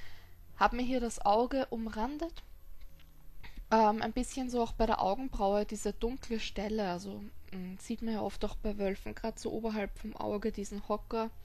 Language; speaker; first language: German; native; German